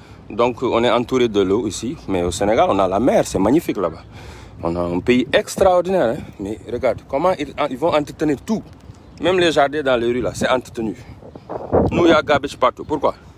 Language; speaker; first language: French; non-native, local second language; Wolof